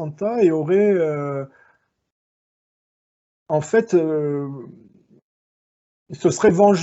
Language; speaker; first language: French; native; French